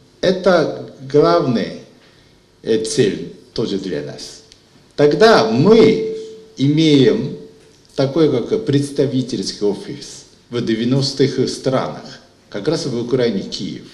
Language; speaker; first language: Russian; non-native, fluent; Japanese